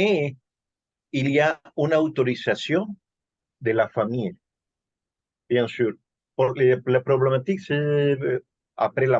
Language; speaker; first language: French; non-native, learner; Spanish